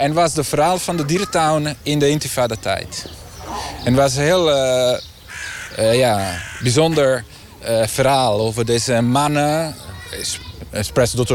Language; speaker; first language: Dutch; non-native, learner; Italian